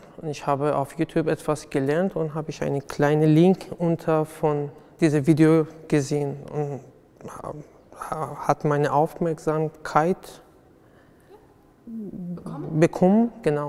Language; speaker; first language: German; non-native, fluent; Persian